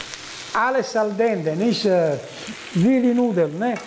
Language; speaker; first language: German; non-native, learner; Italian